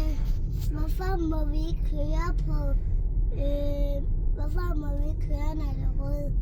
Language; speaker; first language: Danish; early bilingual, other home language; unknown